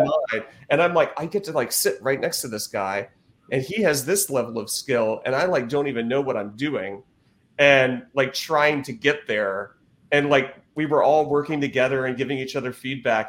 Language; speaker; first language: English; native; English